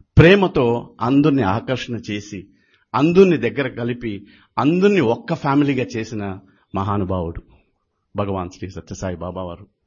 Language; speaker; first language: Telugu; native; Telugu